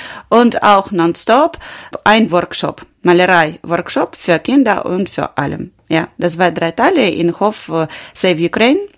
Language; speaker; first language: German; non-native, learner; Ukrainian